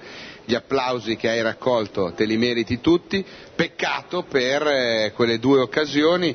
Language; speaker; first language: Italian; native; Italian